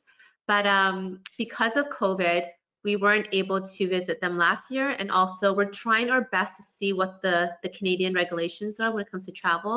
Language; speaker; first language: English; native; English